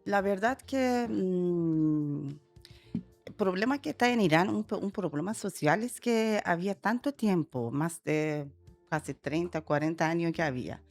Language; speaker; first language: Spanish; non-native, learner; Persian